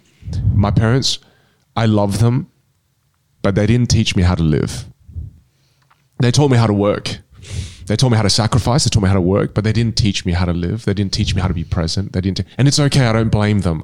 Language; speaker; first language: English; non-native, local second language; Min Nan Chinese